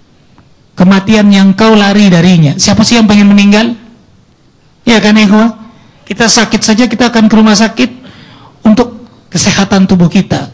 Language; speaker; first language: Indonesian; native; Indonesian